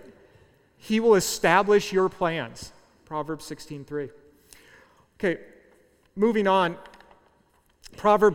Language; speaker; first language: English; native; English